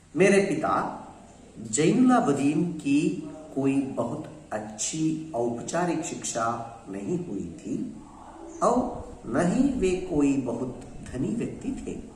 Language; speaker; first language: Hindi; non-native, local second language; Kannada